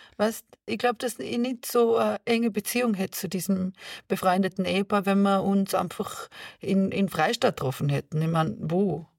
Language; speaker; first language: German; early bilingual, other home language; Serbian